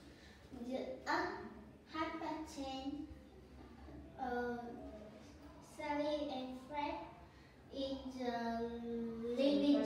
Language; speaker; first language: English; non-native, learner; Vietnamese